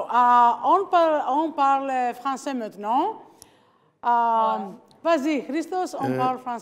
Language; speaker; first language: French; non-native, learner; Greek